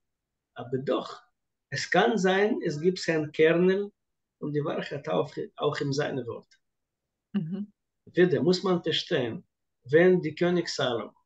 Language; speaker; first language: German; non-native, fluent; Russian